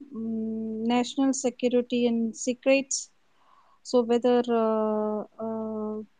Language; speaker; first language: English; non-native, local second language; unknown